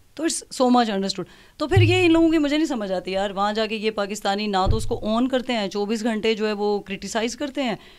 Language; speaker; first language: Urdu; non-native, local second language; Punjabi